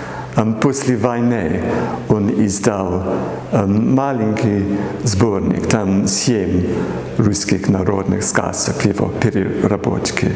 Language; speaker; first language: Russian; non-native, fluent; English